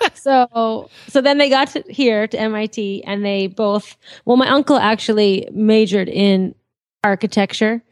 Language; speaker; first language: English; native; English